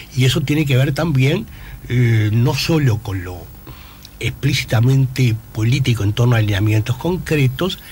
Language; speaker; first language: Spanish; native; Spanish